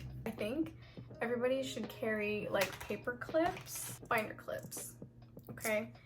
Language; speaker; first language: English; native; English